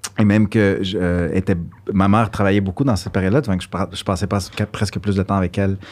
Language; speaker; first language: French; early bilingual, other home language; Spanish